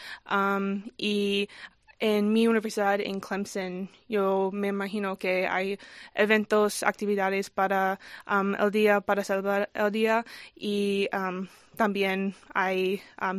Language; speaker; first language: Spanish; non-native, learner; English